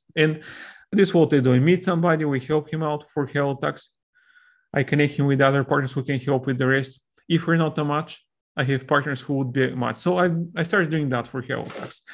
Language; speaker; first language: English; non-native, fluent; Bulgarian